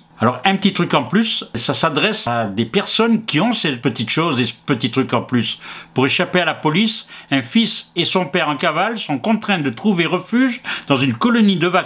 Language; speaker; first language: French; native; French